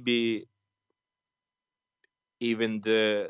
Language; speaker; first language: English; non-native, fluent; Ukrainian